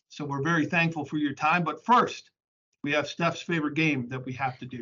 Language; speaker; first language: English; native; English